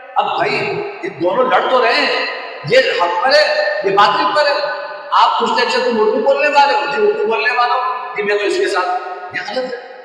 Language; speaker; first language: Urdu; native; Urdu